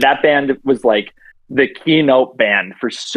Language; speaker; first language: English; native; English